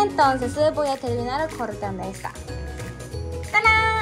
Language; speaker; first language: Spanish; non-native, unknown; Japanese